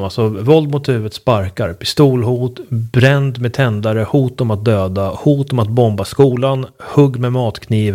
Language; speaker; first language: Swedish; native; Swedish